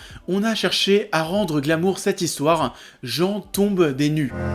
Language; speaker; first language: French; native; French